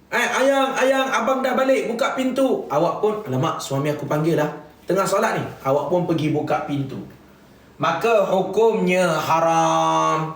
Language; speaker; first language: Malay; native; Malay